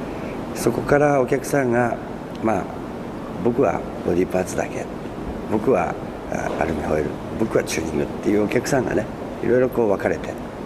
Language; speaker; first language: Japanese; native; Japanese